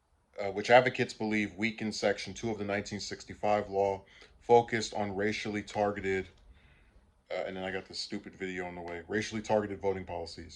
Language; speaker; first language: English; native; English